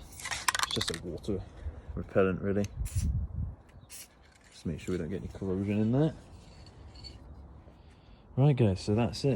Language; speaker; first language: English; native; English